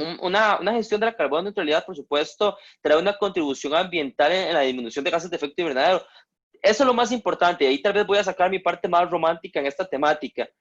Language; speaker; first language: Spanish; native; Spanish